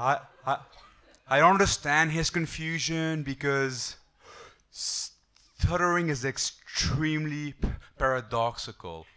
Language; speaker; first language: English; non-native, fluent; Arabic